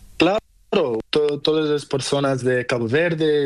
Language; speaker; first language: Spanish; non-native, learner; Portuguese